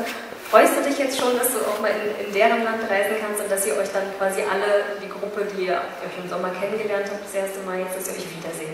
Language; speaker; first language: German; native; German